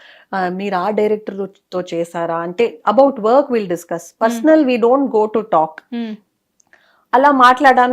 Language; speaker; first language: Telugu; non-native, local second language; Kannada